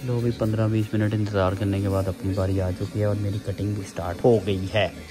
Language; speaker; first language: Urdu; non-native, local second language; Punjabi